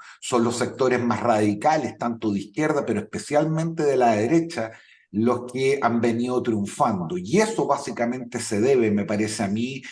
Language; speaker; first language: Spanish; native; Spanish